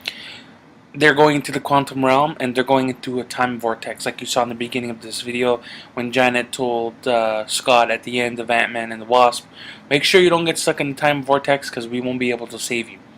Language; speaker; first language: English; native; English